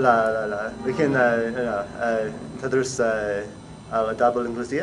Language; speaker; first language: Arabic; non-native, learner; English